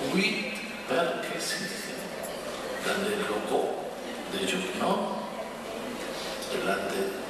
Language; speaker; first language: French; non-native, fluent; Spanish